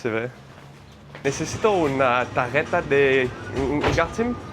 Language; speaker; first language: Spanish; non-native, learner; French